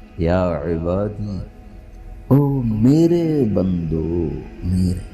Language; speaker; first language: Urdu; non-native, local second language; Punjabi